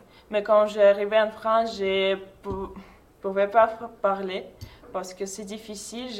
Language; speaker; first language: French; non-native, fluent; Russian